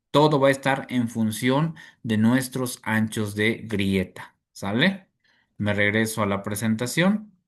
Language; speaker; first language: Spanish; native; Spanish